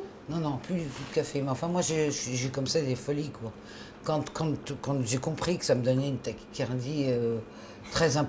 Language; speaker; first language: French; native; French